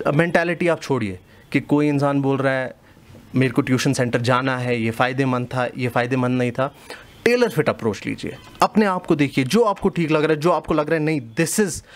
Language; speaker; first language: Hindi; non-native, local second language; Kashmiri